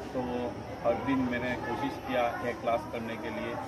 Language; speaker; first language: Hindi; non-native, local second language; Bangla